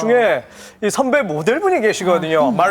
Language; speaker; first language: Korean; native; Korean